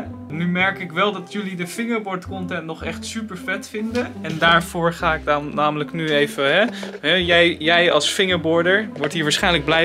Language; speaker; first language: Dutch; native; Dutch